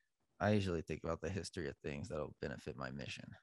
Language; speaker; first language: English; native; English